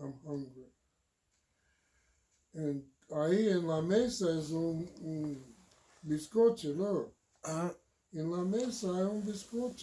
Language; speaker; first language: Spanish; non-native, learner; English